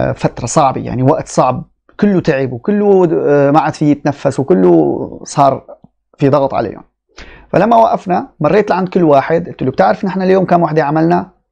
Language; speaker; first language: Arabic; native; Arabic